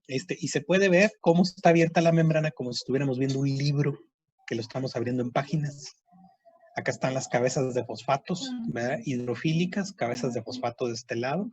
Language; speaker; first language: Spanish; native; Spanish